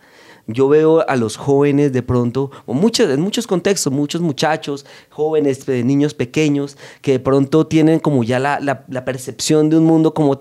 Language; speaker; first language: Spanish; native; Spanish